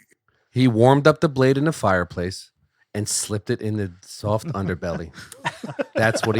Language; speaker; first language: English; native; English